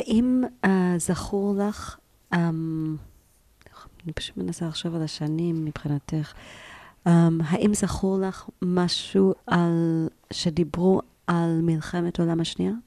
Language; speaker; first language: Hebrew; native; Hebrew